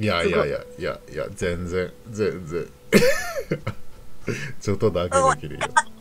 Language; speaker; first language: Japanese; non-native, learner; English